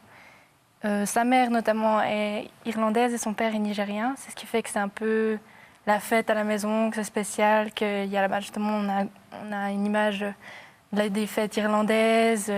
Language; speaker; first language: French; native; French